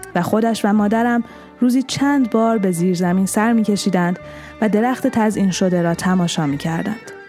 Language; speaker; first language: Persian; non-native, local second language; Armenian